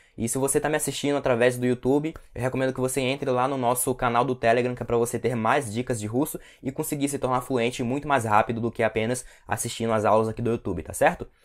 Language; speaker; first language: Portuguese; native; Portuguese